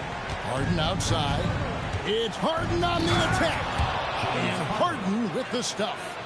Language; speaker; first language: English; native; English